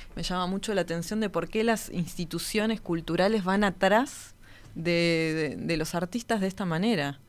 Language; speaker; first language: Spanish; native; Spanish